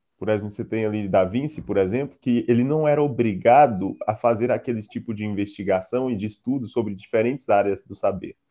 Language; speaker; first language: Portuguese; native; Portuguese